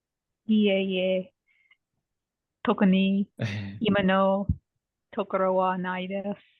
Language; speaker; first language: Japanese; non-native, learner; English